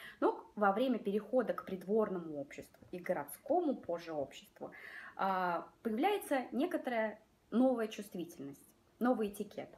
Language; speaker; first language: Russian; native; Russian